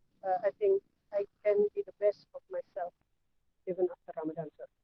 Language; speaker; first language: English; non-native, learner; Indonesian